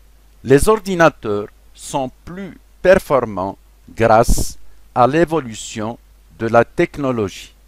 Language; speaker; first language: French; non-native, local second language; Arabic